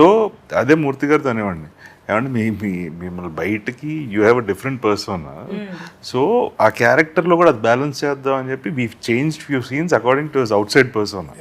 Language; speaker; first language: Telugu; native; Telugu